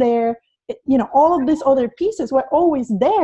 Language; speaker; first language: English; non-native, fluent; Spanish